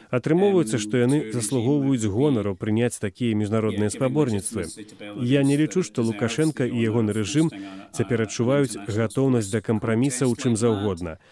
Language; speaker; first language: Belarusian; non-native, fluent; English